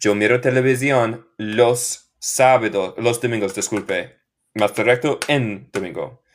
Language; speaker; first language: Spanish; non-native, fluent; English